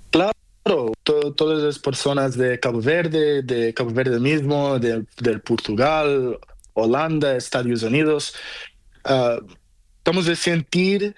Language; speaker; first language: Spanish; non-native, learner; Portuguese